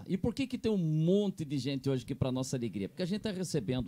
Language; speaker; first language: Portuguese; native; Portuguese